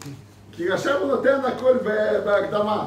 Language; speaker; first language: Hebrew; non-native, fluent; Russian